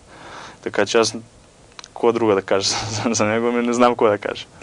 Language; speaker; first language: Bulgarian; non-native, fluent; Croatian